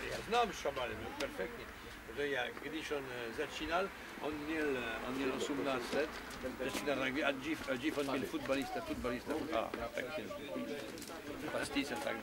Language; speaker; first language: Czech; non-native, learner; French